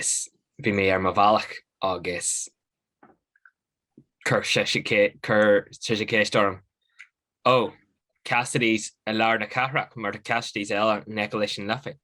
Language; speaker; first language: Irish; non-native, local second language; English